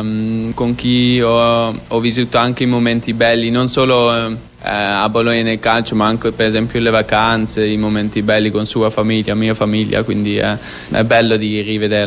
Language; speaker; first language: Italian; non-native, fluent; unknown